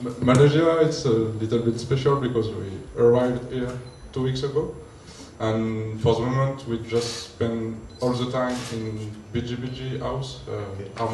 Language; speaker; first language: English; non-native, learner; French